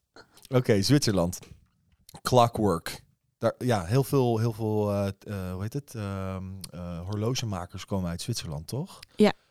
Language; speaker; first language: Dutch; early bilingual, other home language; Persian